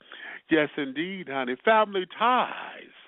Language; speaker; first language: English; native; English